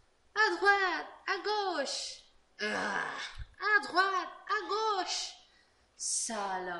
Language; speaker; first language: French; non-native, fluent; Portuguese